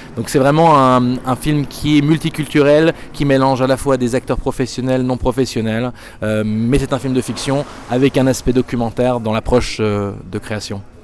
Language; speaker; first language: French; native; French